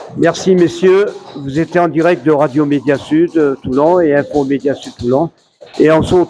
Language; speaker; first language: French; native; French